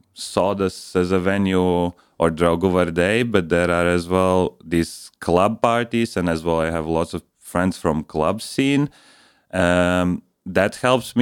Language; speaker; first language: English; non-native, fluent; Latvian